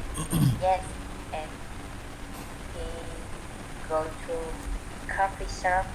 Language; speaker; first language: English; non-native, learner; Vietnamese